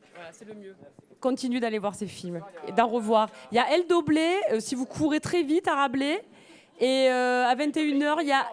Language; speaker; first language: French; native; French